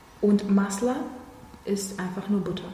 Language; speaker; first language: German; non-native, fluent; Russian